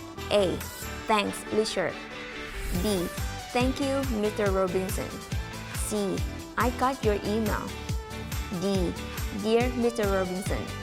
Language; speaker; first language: English; non-native, fluent; Thai